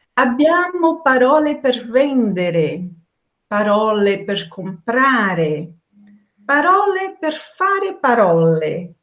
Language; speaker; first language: Italian; non-native, fluent; Portuguese